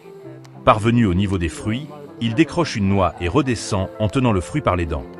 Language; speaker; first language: French; native; French